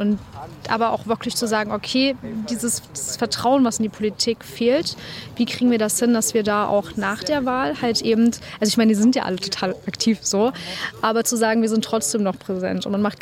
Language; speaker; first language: German; native; German